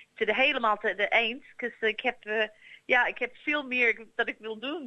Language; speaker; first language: Dutch; early bilingual, heritage; Dutch